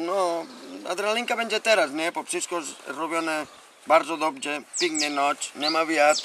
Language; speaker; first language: Polish; non-native, learner; Spanish